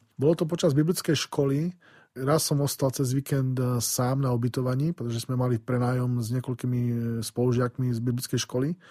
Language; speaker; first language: Slovak; native; Slovak